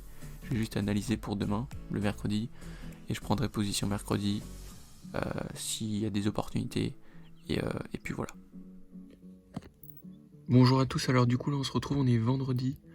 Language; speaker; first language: French; native; French